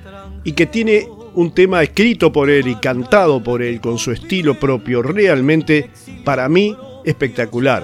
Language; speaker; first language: Spanish; native; Spanish